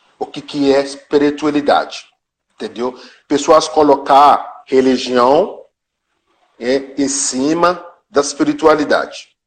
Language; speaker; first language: Portuguese; non-native, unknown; Yoruba